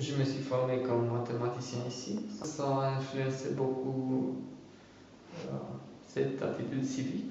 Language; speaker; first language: French; non-native, fluent; Romanian